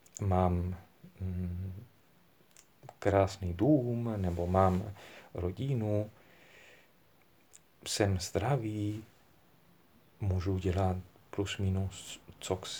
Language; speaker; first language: Czech; non-native, fluent; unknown